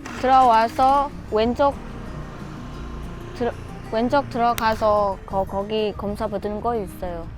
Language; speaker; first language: Korean; non-native, learner; Vietnamese